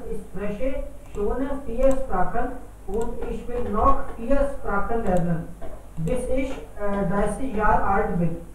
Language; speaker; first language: German; non-native, learner; Hindi